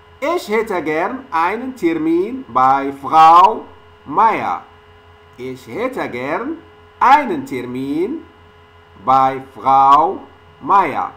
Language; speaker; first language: German; non-native, learner; French